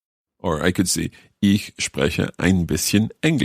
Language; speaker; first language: German; non-native, learner; English